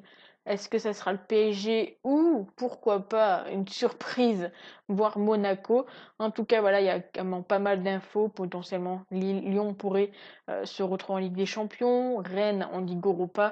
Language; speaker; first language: French; native; French